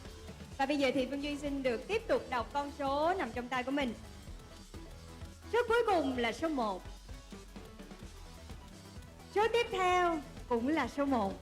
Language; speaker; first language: Vietnamese; native; Vietnamese